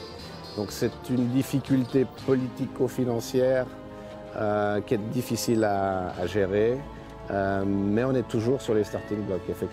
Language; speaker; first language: French; native; French